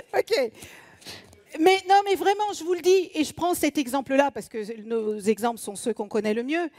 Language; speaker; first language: French; native; French